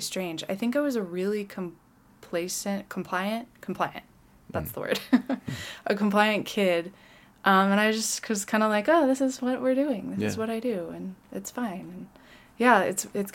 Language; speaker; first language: English; native; English